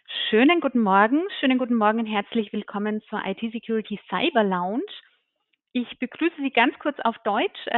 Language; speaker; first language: German; native; German